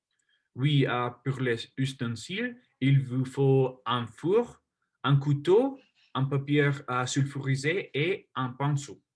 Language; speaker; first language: French; non-native, learner; Spanish